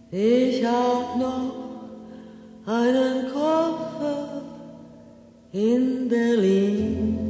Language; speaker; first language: German; non-native, fluent; Ukrainian